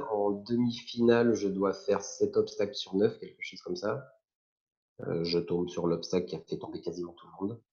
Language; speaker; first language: French; native; French